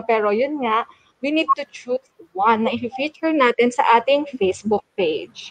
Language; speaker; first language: Filipino; native; Filipino